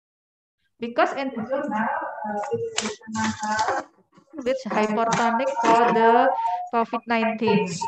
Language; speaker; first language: English; non-native, learner; Indonesian